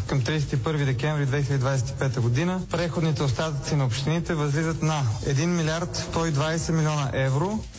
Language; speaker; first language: Bulgarian; native; Bulgarian